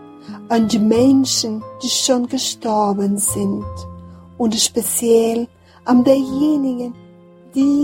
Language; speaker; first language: German; non-native, fluent; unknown